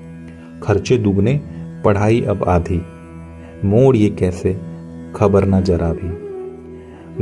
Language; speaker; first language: Hindi; native; Hindi